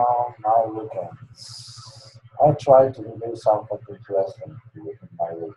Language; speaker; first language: English; non-native, learner; Polish